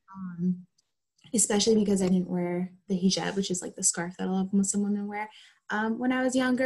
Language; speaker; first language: English; native; English